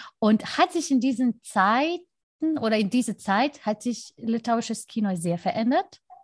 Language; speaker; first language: German; non-native, learner; Lithuanian